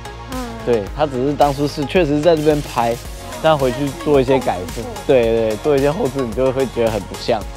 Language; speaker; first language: Chinese; native; Chinese